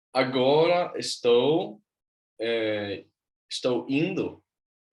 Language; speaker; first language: Portuguese; non-native, learner; Swedish